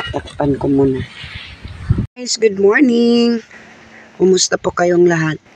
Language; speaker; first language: Filipino; non-native, local second language; Waray